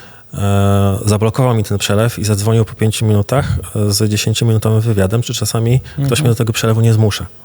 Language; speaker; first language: Polish; native; Polish